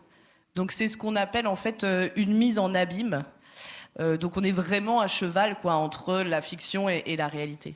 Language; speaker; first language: French; native; French